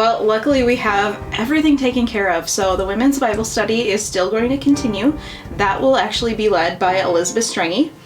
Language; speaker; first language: English; native; English